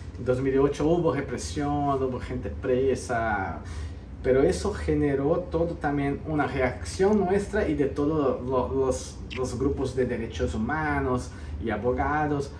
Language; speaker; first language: Spanish; early bilingual, heritage; Spanish